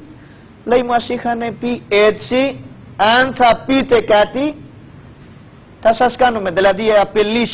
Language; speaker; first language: Greek; non-native, fluent; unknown